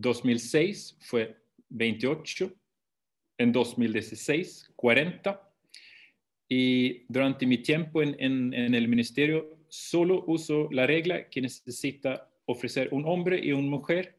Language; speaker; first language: Spanish; non-native, fluent; Swedish